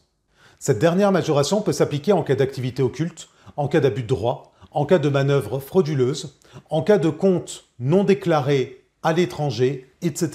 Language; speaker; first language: French; native; French